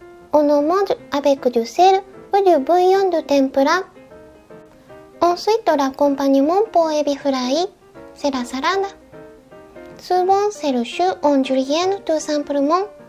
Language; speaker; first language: French; non-native, learner; Japanese